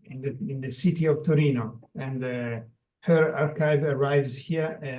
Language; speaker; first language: English; non-native, learner; Italian